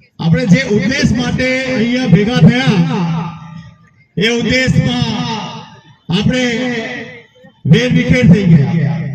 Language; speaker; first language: Gujarati; non-native, local second language; Bhili